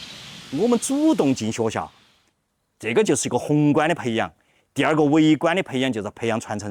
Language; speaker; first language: Chinese; native; Chinese